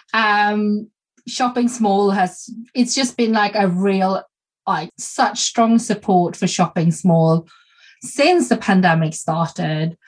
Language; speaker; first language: English; non-native, fluent; Swedish